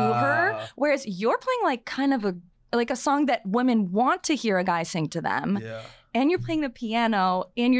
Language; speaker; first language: English; native; English